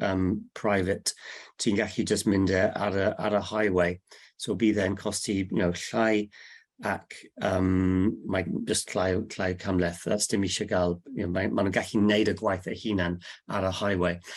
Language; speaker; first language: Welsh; non-native, learner; English